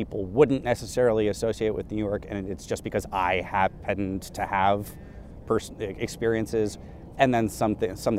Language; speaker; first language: English; native; English